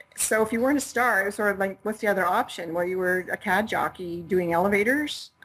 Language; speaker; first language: English; native; English